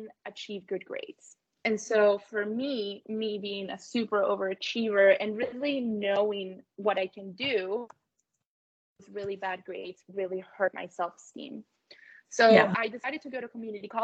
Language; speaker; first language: English; non-native, fluent; Spanish